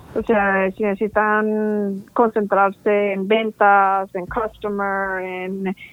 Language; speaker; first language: Spanish; native; Spanish